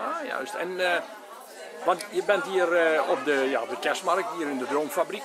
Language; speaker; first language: Dutch; native; Dutch